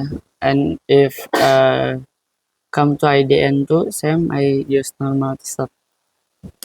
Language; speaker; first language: English; non-native, learner; Indonesian